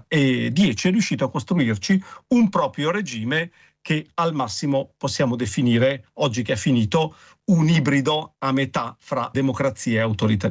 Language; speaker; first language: Italian; native; Italian